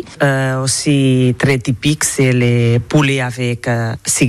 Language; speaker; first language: French; non-native, learner; Catalan